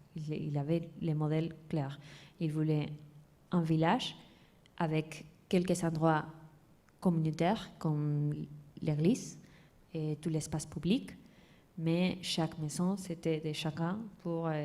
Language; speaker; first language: French; non-native, fluent; Spanish